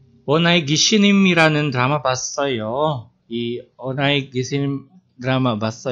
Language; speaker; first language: Korean; non-native, fluent; Indonesian